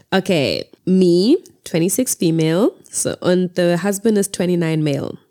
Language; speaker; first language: German; early bilingual, heritage; German